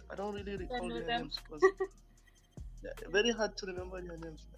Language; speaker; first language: English; non-native, local second language; Hausa